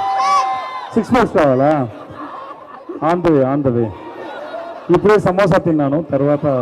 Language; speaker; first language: Telugu; non-native, learner; Tamil